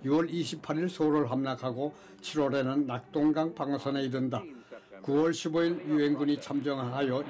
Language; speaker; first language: Korean; native; Korean